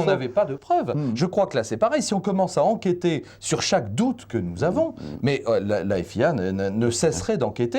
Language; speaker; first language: French; native; French